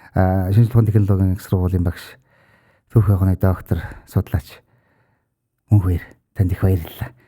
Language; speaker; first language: Mongolian; native; Mongolian